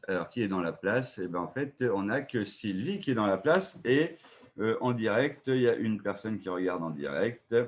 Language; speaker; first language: French; native; French